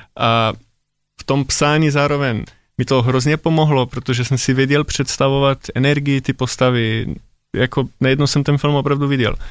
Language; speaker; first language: Czech; non-native, fluent; Slovenian